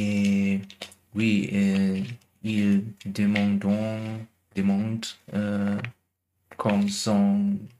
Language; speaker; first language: French; non-native, learner; German